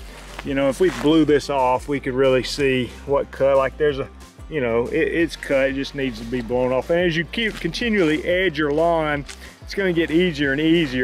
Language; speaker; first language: English; native; English